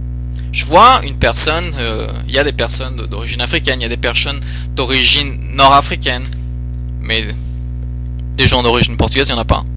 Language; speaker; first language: French; early bilingual, other home language; Portuguese